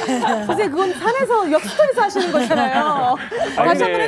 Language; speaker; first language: Korean; native; Korean